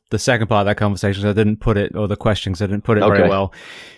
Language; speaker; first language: English; native; English